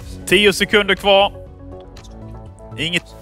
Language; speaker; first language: Swedish; native; Swedish